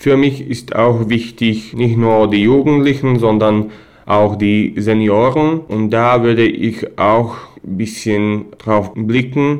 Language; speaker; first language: German; non-native, fluent; Slovak